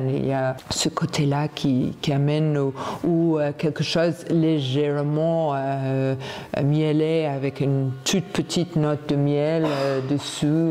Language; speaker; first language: French; non-native, fluent; English